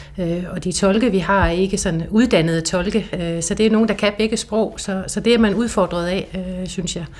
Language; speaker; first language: Danish; native; Danish